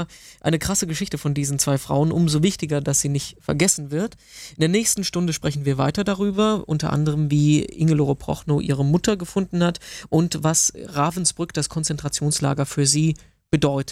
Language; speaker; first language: German; native; German